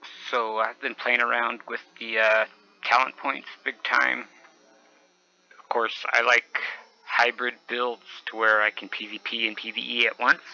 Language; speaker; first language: English; native; English